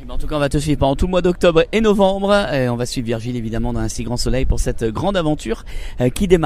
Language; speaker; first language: French; native; French